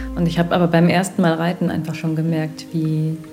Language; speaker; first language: German; native; German